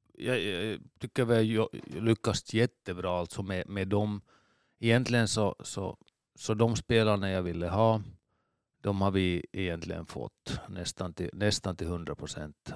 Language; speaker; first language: Swedish; native; Swedish